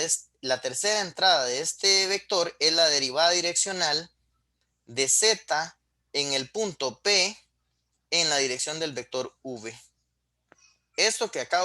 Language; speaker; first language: Spanish; native; Spanish